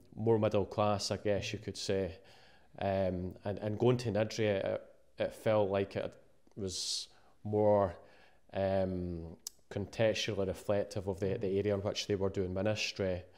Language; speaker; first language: English; native; English